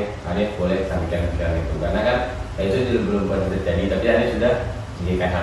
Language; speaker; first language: Indonesian; native; Indonesian